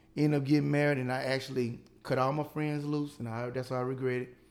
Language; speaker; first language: English; native; English